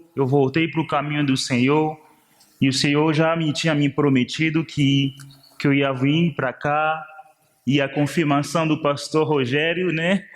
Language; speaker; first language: Portuguese; non-native, fluent; Haitian Creole